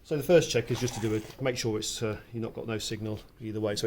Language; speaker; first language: English; native; English